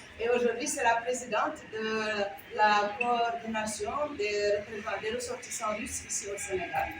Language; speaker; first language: French; non-native, local second language; Wolof